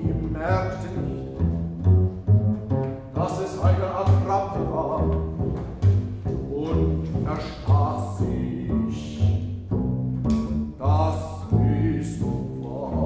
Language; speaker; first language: German; native; German